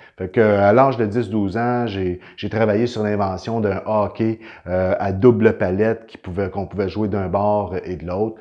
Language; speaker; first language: French; native; French